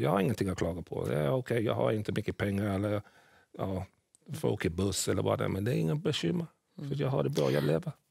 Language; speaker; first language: Swedish; early bilingual, other home language; English